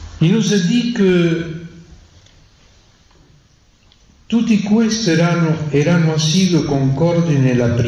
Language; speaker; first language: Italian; non-native, learner; French